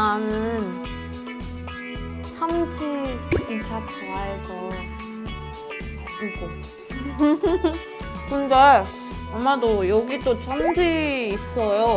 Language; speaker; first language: Korean; non-native, learner; Filipino